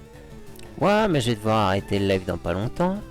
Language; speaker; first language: French; native; French